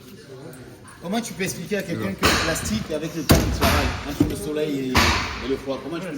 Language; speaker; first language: French; native; French